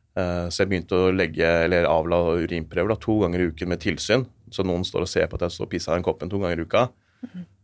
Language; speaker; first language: Norwegian; native; Norwegian